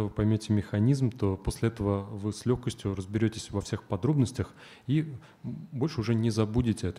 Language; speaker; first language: Russian; native; Russian